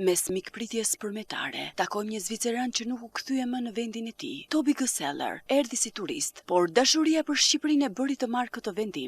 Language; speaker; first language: Albanian; native; Albanian